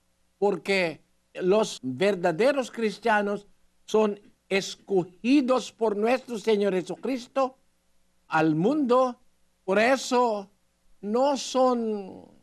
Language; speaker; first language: Spanish; non-native, learner; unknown